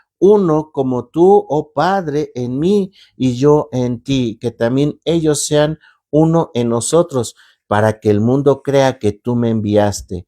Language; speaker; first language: Spanish; native; Spanish